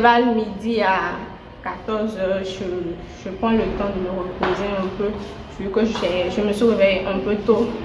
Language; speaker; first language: French; non-native, local second language; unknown